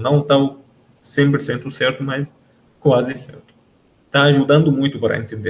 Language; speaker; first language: Portuguese; non-native, learner; Arabic